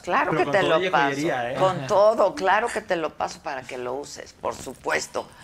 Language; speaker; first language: Spanish; native; Spanish